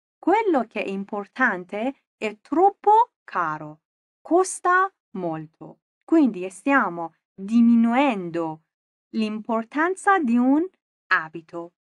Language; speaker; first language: Italian; non-native, fluent; Persian